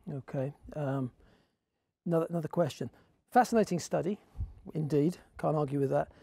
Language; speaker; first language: English; native; English